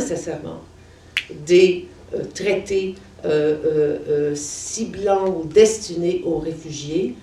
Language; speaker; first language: French; native; French